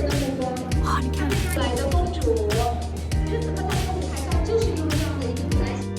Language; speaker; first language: Chinese; early bilingual, heritage; English